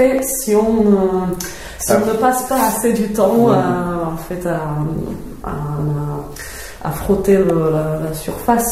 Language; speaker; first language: French; non-native, fluent; Czech